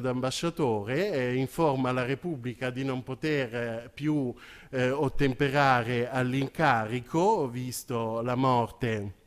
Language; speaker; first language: Italian; native; Italian